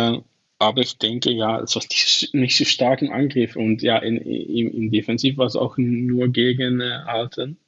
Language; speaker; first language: German; non-native, learner; Dutch